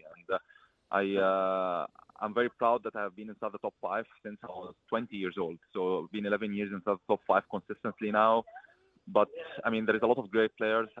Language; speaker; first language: English; early bilingual, other home language; Arabic